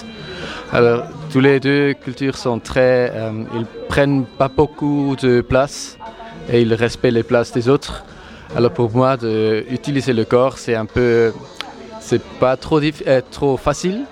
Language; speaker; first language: French; non-native, local second language; German